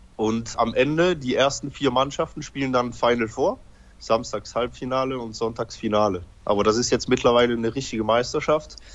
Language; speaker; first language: German; early bilingual, other home language; Polish